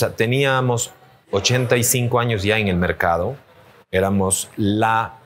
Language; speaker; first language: Spanish; native; Spanish